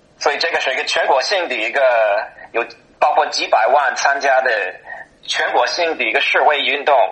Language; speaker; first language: Chinese; non-native, fluent; English